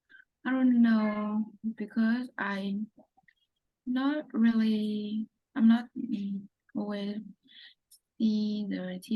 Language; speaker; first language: English; non-native, learner; Vietnamese